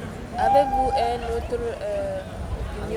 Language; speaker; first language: French; non-native, fluent; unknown